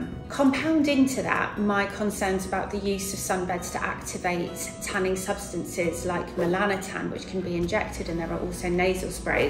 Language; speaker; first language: English; native; English